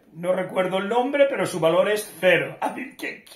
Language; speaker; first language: Spanish; non-native, local second language; Catalan